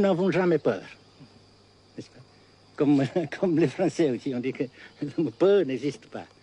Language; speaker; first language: French; non-native, local second language; Vietnamese